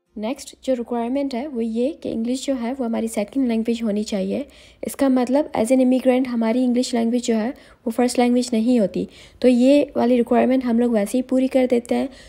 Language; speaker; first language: Hindi; native; Hindi